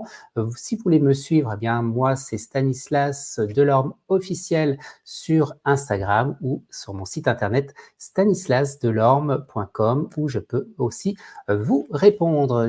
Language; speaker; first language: French; native; French